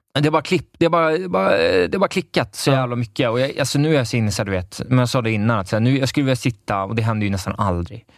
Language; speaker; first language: Swedish; native; Swedish